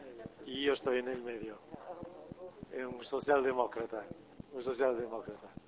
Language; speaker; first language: Spanish; non-native, fluent; Portuguese